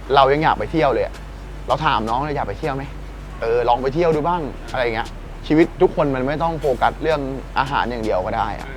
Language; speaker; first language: Thai; native; Thai